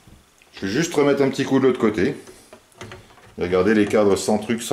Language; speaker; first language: French; native; French